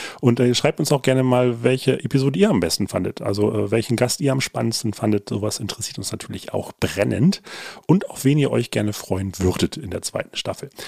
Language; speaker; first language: German; native; German